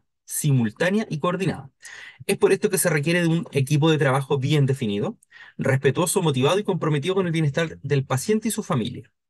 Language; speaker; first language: Spanish; native; Spanish